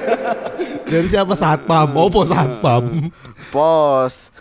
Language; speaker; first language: Indonesian; native; Indonesian